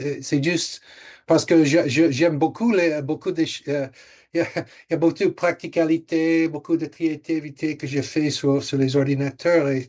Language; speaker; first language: French; non-native, fluent; English